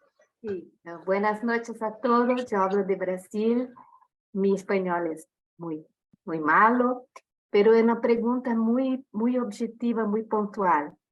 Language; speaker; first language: Spanish; non-native, learner; Portuguese